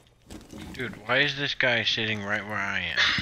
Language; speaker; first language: English; native; English